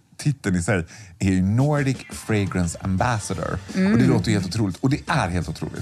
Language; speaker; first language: Swedish; native; Swedish